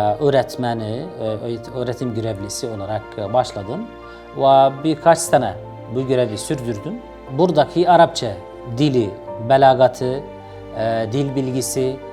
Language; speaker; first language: Turkish; non-native, fluent; Arabic